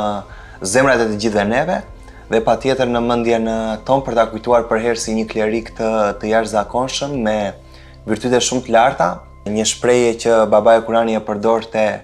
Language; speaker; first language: Albanian; native; Albanian